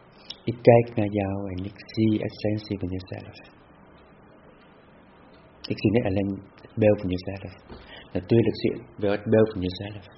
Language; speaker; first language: Dutch; non-native, fluent; Vietnamese